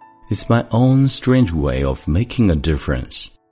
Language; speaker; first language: English; non-native, fluent; Chinese